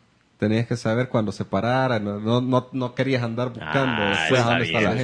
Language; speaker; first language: Spanish; native; Spanish